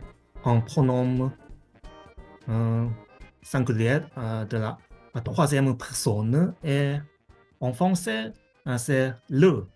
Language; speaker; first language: French; non-native, fluent; Japanese